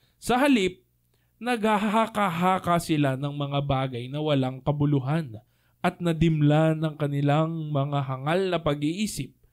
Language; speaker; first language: Filipino; native; Filipino